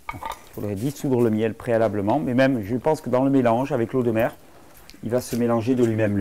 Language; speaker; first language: French; native; French